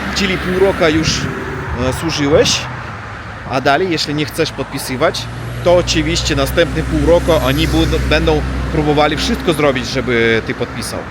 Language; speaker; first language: Polish; non-native, learner; Russian